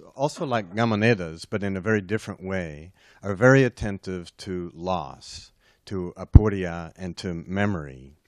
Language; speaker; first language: English; native; English